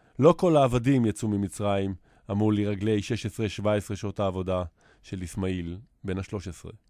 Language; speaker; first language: Hebrew; native; Hebrew